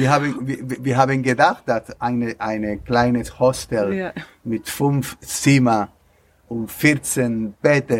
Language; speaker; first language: German; non-native, learner; Spanish